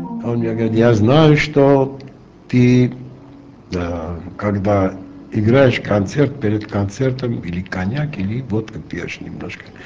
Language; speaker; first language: Russian; non-native, local second language; Armenian